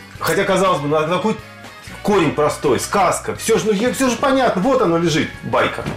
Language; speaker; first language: Russian; native; Russian